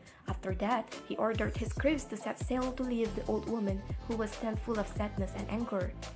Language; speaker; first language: English; non-native, fluent; Indonesian